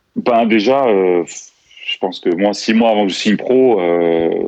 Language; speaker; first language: French; native; French